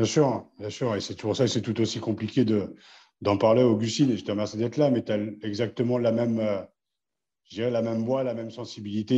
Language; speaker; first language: French; native; French